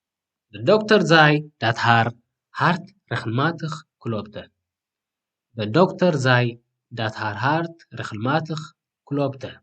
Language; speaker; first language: Dutch; non-native, fluent; Tigrinya